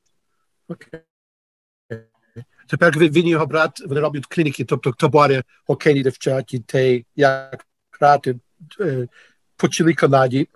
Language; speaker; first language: Ukrainian; early bilingual, heritage; Ukrainian